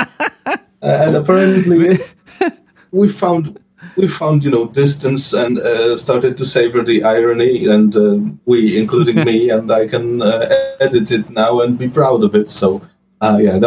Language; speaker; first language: English; non-native, fluent; Polish